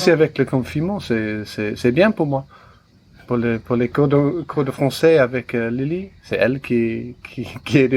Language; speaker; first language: French; non-native, learner; English